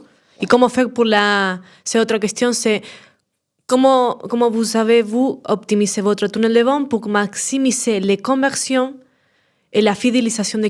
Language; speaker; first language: French; non-native, learner; Spanish